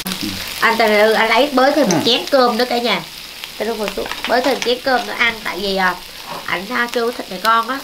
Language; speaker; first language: Vietnamese; native; Vietnamese